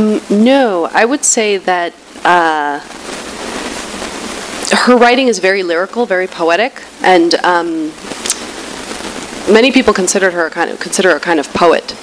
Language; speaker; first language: English; early bilingual, other home language; Spanish